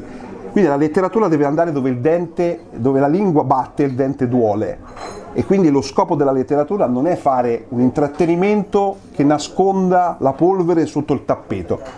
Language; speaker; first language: Italian; native; Italian